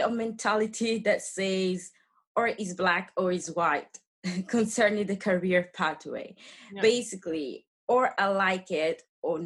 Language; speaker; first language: English; non-native, fluent; Italian